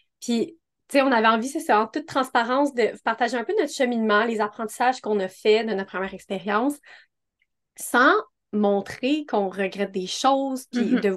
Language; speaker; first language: French; native; French